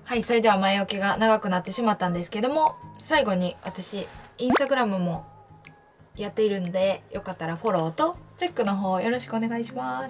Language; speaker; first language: Japanese; native; Japanese